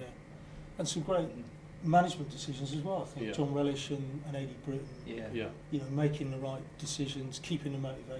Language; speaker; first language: English; native; English